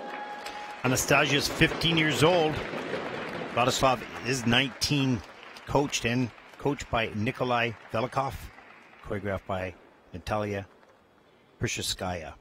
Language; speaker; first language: English; native; English